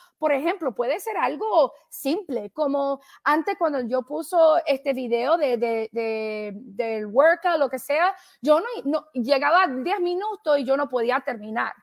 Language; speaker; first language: Spanish; early bilingual, heritage; Spanish